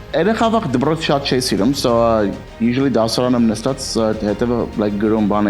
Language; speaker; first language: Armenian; early bilingual, heritage; Armenian